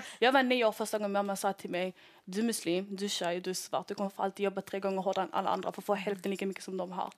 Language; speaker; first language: Swedish; early bilingual, other home language; Somali